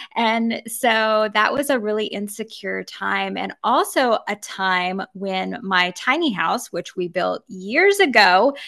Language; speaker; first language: English; native; English